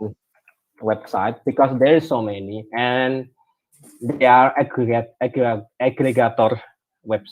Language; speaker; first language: English; non-native, learner; Indonesian